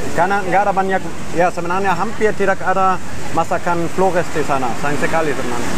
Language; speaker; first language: Indonesian; non-native, fluent; German